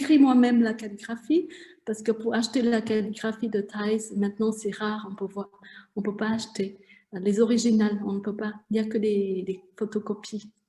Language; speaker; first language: French; non-native, fluent; Vietnamese